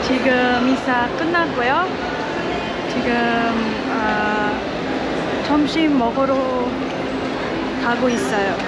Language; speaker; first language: Korean; non-native, learner; Cebuano